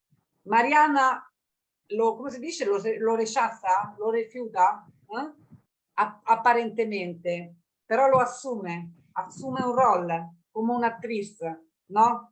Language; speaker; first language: Spanish; non-native, learner; Italian